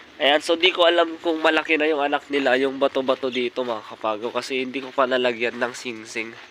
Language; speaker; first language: Filipino; native; Filipino